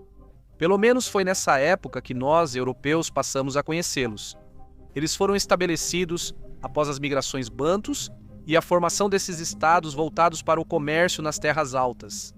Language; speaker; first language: Portuguese; native; Portuguese